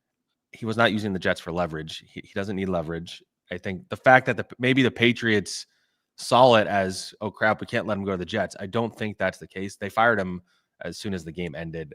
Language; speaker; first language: English; native; English